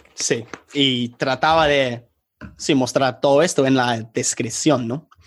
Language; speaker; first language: Spanish; non-native, fluent; English